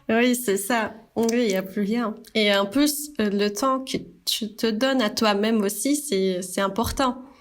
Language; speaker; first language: French; non-native, fluent; Portuguese